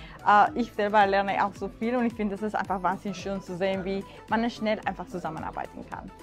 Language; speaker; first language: German; non-native, fluent; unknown